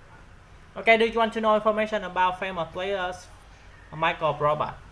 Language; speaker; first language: English; non-native, learner; Vietnamese